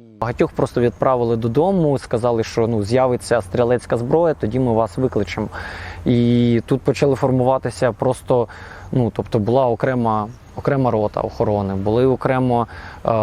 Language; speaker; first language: Ukrainian; native; Ukrainian